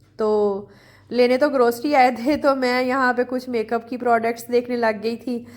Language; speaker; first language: Urdu; native; Urdu